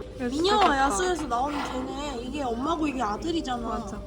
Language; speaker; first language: Korean; native; Korean